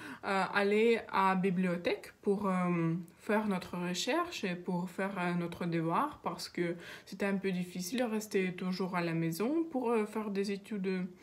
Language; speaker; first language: French; non-native, learner; Russian